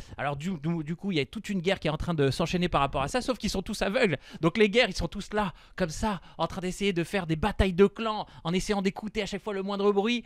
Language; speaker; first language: French; native; French